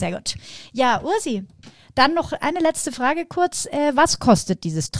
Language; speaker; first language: German; native; German